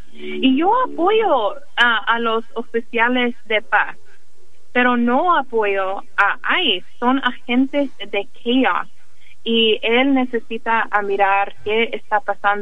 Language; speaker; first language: Spanish; early bilingual, heritage; English